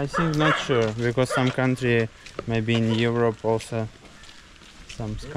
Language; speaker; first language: English; non-native, learner; Russian